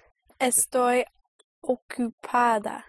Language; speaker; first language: Spanish; non-native, learner; English